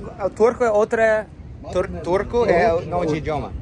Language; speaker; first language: Portuguese; non-native, learner; English